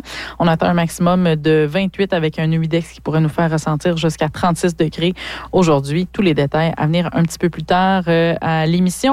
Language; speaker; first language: French; native; French